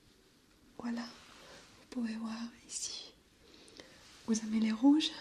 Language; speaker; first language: French; non-native, fluent; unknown